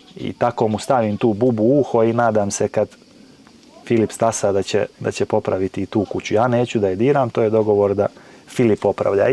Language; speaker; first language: Bosnian; native; Bosnian